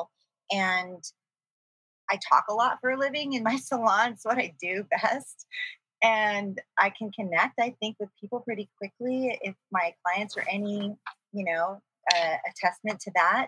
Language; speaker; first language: English; native; English